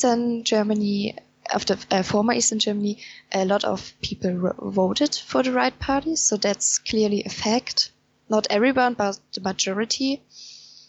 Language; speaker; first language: English; non-native, fluent; German